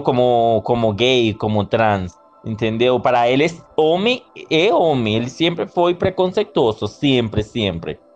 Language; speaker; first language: Portuguese; non-native, learner; Spanish